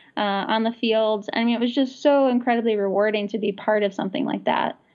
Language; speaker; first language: English; native; English